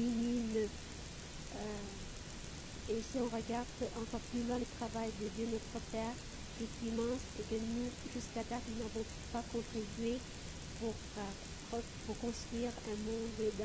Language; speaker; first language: French; non-native, fluent; Vietnamese